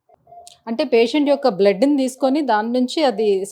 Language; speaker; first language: Telugu; native; Telugu